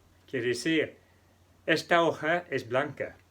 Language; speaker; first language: Spanish; non-native, fluent; French